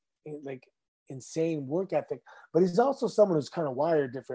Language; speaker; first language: English; native; English